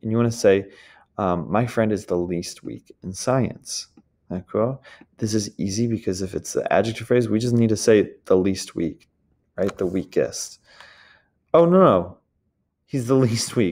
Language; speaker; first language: English; native; English